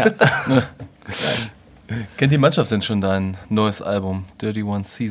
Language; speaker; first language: German; native; German